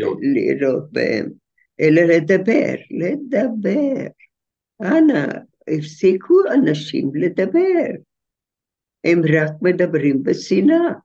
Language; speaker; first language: Hebrew; non-native, fluent; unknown